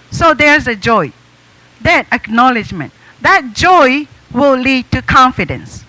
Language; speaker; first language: English; non-native, fluent; Japanese